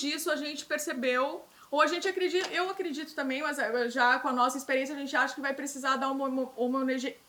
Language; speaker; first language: Portuguese; native; Portuguese